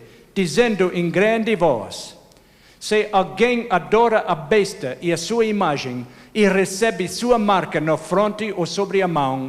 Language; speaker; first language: Portuguese; non-native, fluent; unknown